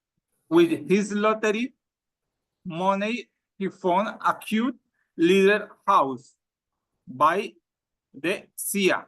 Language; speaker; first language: English; non-native, learner; Spanish